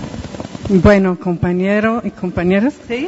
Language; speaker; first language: Spanish; non-native, fluent; English